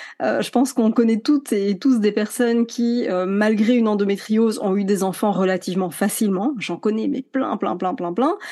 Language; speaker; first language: French; native; French